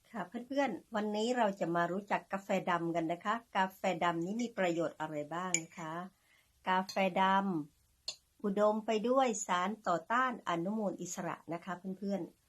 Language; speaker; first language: Thai; native; Thai